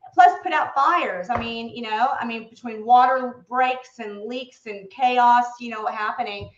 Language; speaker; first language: English; native; English